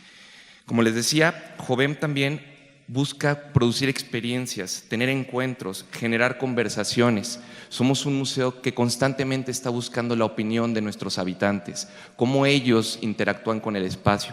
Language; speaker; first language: Spanish; native; Spanish